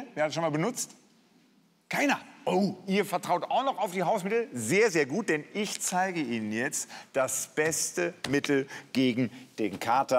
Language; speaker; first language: German; native; German